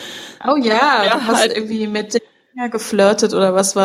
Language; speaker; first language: German; native; German